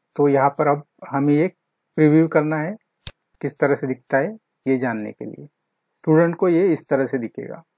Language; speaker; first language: Hindi; non-native, local second language; Marathi